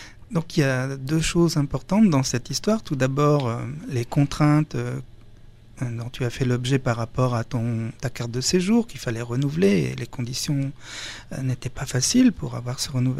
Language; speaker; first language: French; native; French